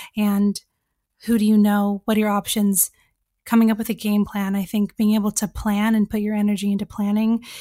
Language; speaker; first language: English; native; English